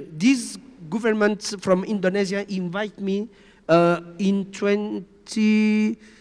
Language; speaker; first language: English; non-native, learner; Spanish